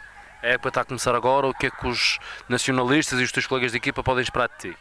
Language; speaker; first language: Portuguese; native; Portuguese